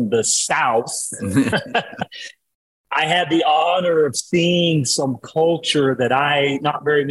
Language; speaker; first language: English; native; English